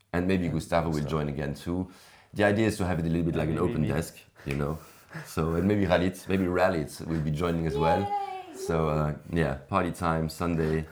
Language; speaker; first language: English; non-native, fluent; French